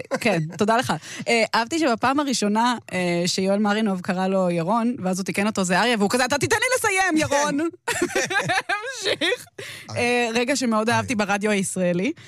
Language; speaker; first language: Hebrew; native; Hebrew